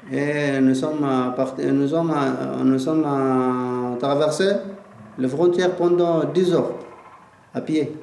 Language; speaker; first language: French; non-native, learner; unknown